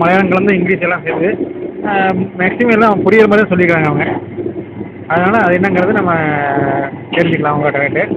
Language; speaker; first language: Tamil; native; Tamil